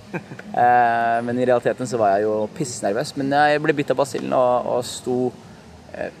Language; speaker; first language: Norwegian; early bilingual, other home language; Somali